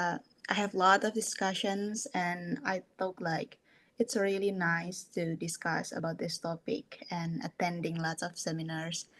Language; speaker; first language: English; non-native, fluent; Indonesian